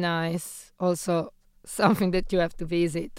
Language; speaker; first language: English; non-native, fluent; Italian